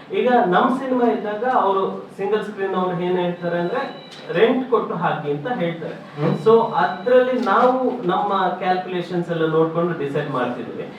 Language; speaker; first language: Kannada; native; Kannada